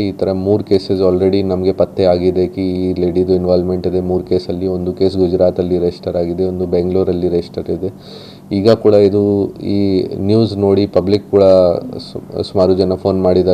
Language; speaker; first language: Kannada; non-native, local second language; Hindi